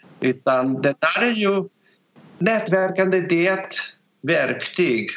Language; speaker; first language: Swedish; non-native, fluent; Greek